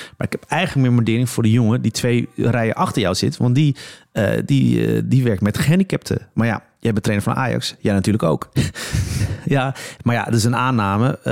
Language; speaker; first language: Dutch; early bilingual, other home language; Polish